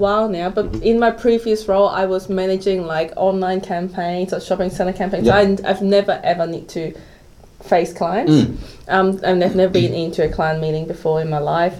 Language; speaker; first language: English; non-native, local second language; Cantonese